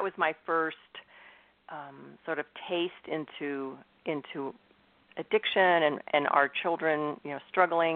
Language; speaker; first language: English; native; English